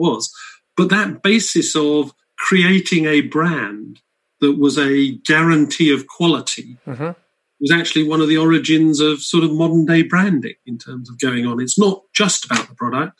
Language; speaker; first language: English; native; English